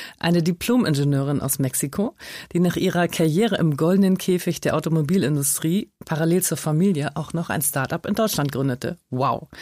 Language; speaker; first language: German; native; German